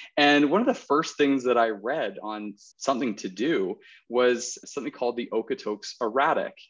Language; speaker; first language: English; native; English